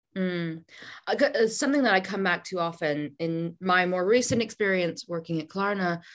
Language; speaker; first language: English; native; English